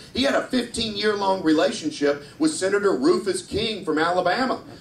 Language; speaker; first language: English; native; English